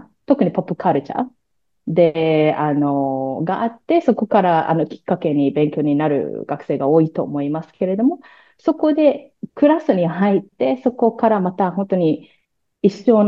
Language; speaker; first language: Japanese; non-native, fluent; Cantonese